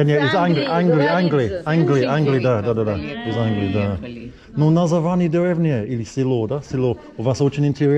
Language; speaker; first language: Russian; non-native, learner; English